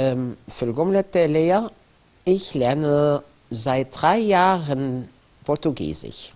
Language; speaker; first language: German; non-native, fluent; Arabic